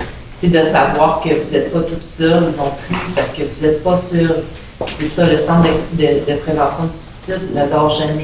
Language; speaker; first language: French; native; French